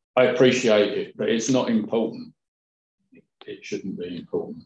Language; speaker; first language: English; native; English